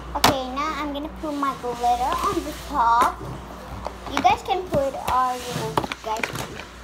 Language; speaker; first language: English; non-native, learner; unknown